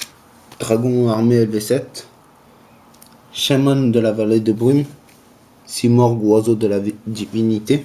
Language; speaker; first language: French; native; French